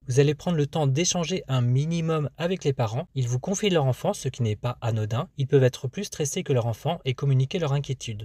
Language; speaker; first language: French; native; French